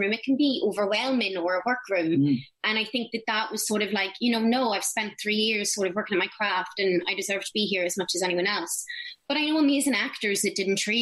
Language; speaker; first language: English; native; English